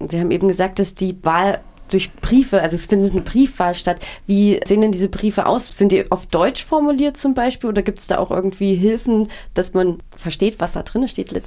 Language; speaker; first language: German; native; German